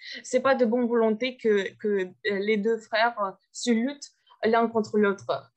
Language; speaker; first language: French; non-native, fluent; Russian